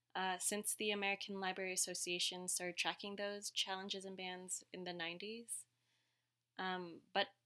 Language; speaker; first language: English; early bilingual, other home language; Cantonese